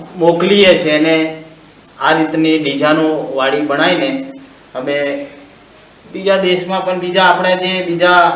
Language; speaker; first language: Gujarati; non-native, local second language; Rathawi